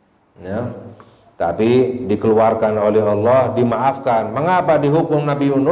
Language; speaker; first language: Indonesian; native; Indonesian